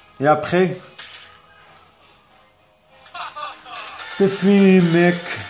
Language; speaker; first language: French; non-native, fluent; Arabic